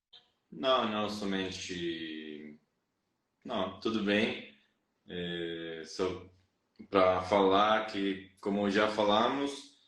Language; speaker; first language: Portuguese; non-native, fluent; Spanish